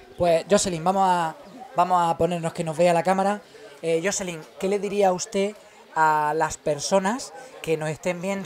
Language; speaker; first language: Spanish; native; Spanish